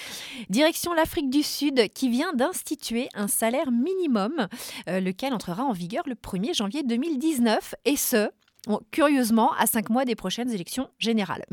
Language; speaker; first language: French; native; French